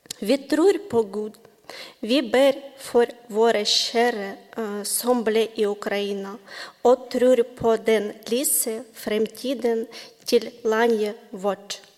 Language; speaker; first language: Norwegian; non-native, learner; Ukrainian